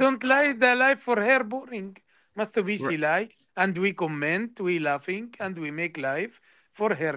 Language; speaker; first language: English; non-native, learner; Arabic